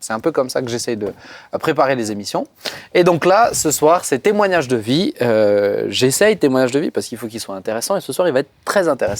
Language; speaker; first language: French; native; French